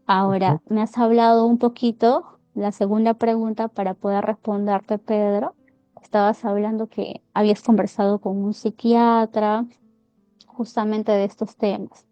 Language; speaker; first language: Spanish; native; Spanish